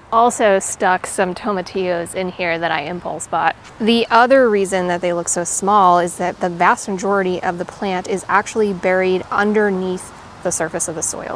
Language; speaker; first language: English; native; English